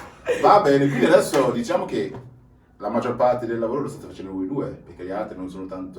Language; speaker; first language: Italian; native; Italian